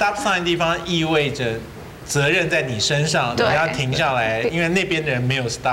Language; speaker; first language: Chinese; native; Chinese